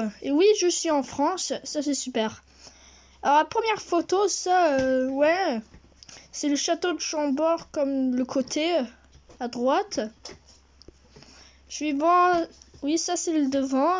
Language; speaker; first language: French; early bilingual, heritage; French